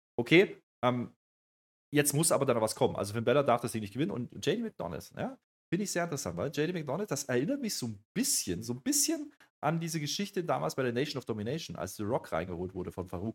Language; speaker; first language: German; native; German